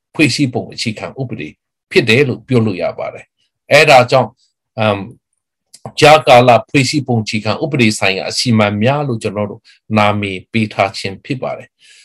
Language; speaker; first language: Burmese; non-native, local second language; Kachin